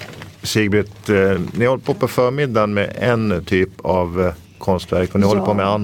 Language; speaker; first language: Swedish; native; Swedish